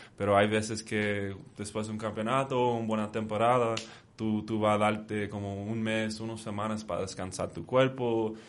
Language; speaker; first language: Spanish; early bilingual, heritage; Spanish